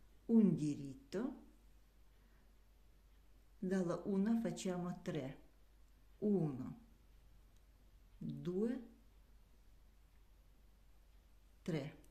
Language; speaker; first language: Italian; non-native, learner; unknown